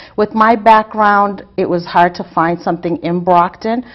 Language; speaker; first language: English; native; English